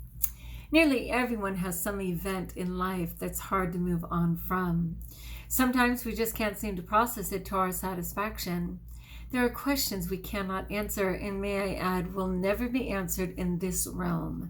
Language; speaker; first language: English; native; English